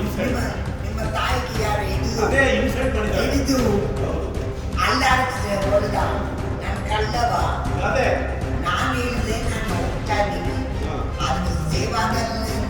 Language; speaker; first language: Kannada; non-native, local second language; Urdu